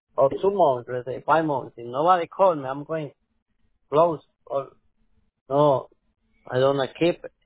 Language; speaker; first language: English; non-native, learner; Spanish